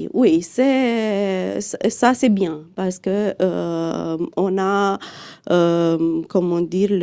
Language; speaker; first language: French; non-native, fluent; Romanian